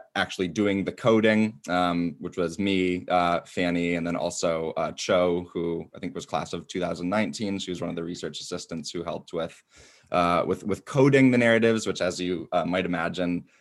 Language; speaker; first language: English; native; English